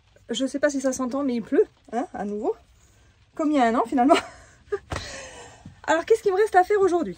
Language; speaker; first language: French; native; French